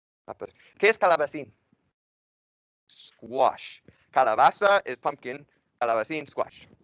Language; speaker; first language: Spanish; non-native, fluent; English